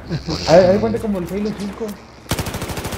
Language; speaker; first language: Spanish; native; Spanish